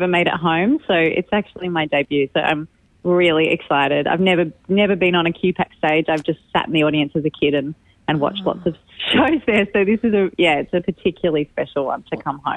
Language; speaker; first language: English; native; English